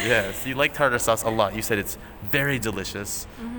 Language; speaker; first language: English; native; English